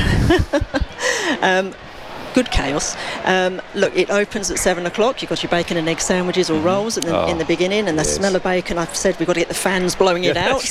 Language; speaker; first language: English; native; English